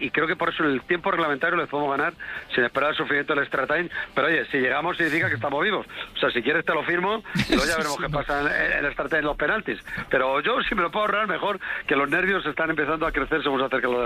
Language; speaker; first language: Spanish; native; Spanish